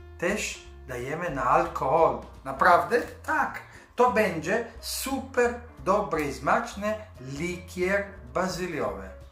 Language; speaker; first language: Polish; non-native, learner; Italian